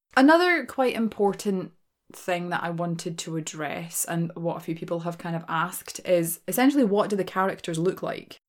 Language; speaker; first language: English; native; English